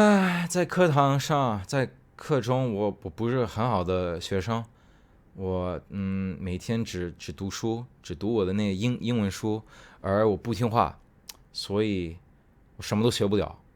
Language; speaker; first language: Chinese; non-native, fluent; Cantonese